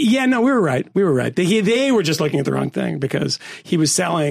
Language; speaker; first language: English; native; English